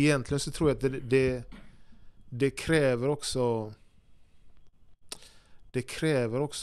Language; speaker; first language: Swedish; native; Swedish